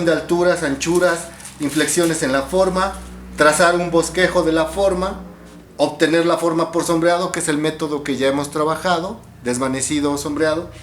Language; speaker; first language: Spanish; native; Spanish